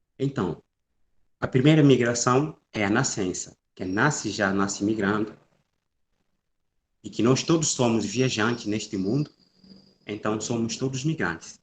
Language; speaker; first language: Portuguese; non-native, local second language; Upper Guinea Crioulo